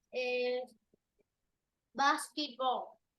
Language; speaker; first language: English; non-native, learner; Vietnamese